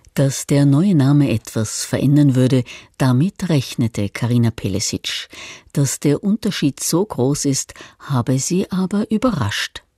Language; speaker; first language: German; native; German